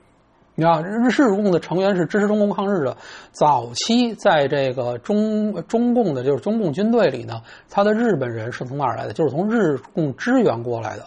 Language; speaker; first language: Chinese; native; Chinese